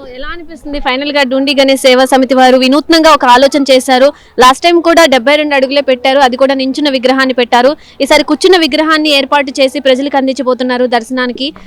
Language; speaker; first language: Telugu; native; Telugu